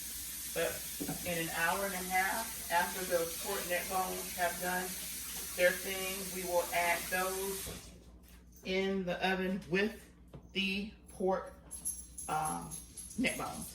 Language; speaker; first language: English; native; English